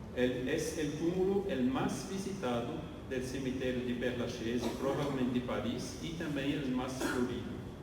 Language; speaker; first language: Portuguese; non-native, learner; French